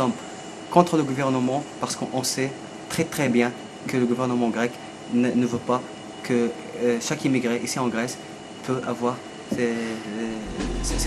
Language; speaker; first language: French; non-native, learner; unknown